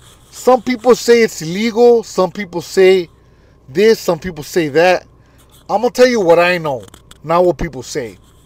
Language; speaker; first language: English; early bilingual, other home language; Spanish